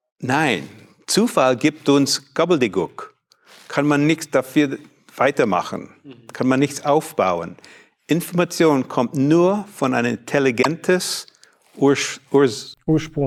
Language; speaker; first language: German; non-native, fluent; English